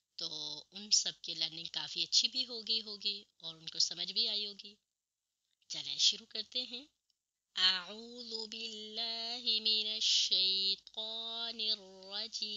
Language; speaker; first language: Urdu; native; Urdu